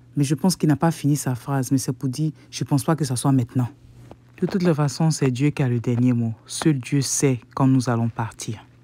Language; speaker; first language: French; native; French